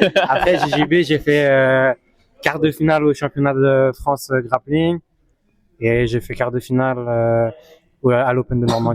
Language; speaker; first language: French; native; French